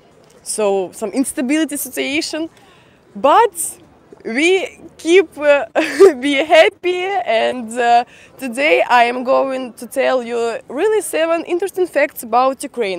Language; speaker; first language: English; non-native, fluent; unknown